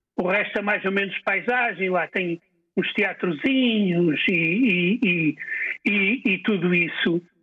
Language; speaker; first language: Portuguese; native; Portuguese